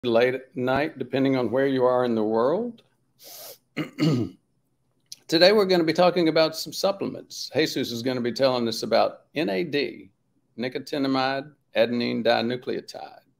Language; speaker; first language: English; native; English